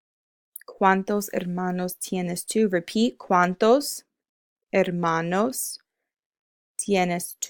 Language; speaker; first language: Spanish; non-native, fluent; English